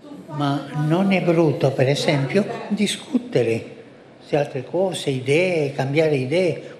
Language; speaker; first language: Italian; non-native, fluent; Spanish